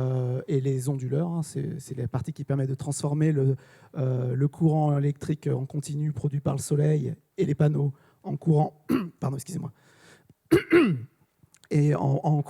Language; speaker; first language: French; native; French